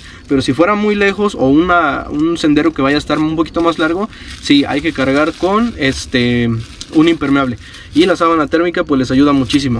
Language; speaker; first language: Spanish; native; Spanish